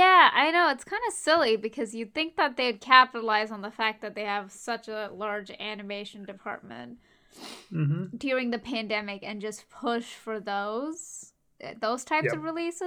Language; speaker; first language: English; native; English